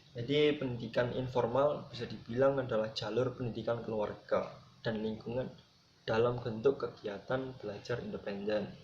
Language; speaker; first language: Indonesian; non-native, local second language; Javanese